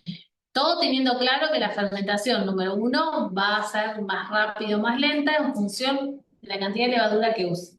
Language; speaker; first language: Spanish; native; Spanish